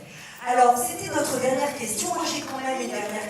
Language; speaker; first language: French; native; French